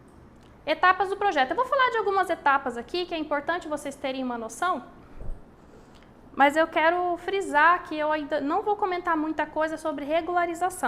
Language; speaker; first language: Portuguese; native; Portuguese